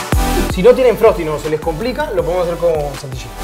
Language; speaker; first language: Spanish; native; Spanish